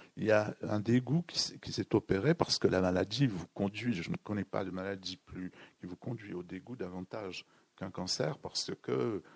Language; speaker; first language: French; native; French